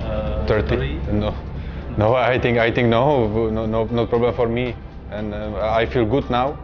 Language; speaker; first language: English; non-native, learner; Czech